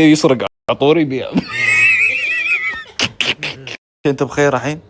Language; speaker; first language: Arabic; native; Arabic